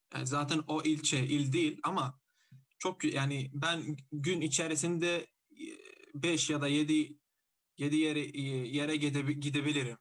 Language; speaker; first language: Turkish; non-native, fluent; Arabic